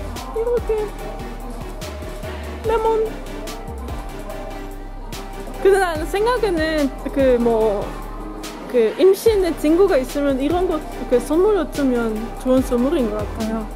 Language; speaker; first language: Korean; non-native, learner; Dutch